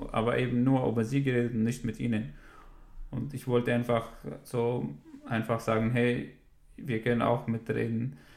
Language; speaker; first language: German; non-native, fluent; Arabic